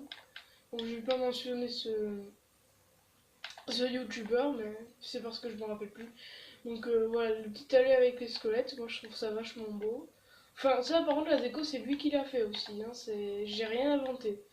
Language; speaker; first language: French; native; French